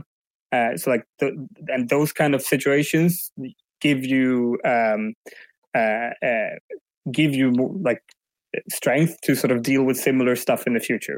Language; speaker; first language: English; non-native, fluent; Swedish